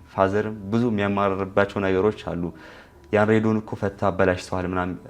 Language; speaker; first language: Amharic; non-native, local second language; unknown